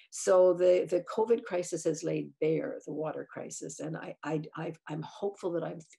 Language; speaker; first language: English; native; English